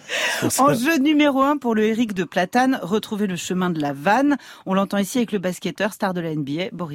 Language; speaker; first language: French; native; French